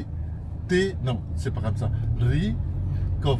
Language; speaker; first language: French; non-native, learner; Indonesian